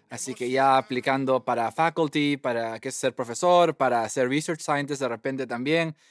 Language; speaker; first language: Spanish; native; Spanish